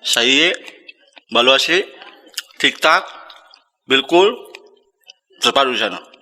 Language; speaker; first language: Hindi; non-native, learner; Indonesian